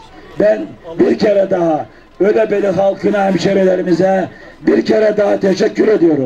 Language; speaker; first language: Turkish; native; Turkish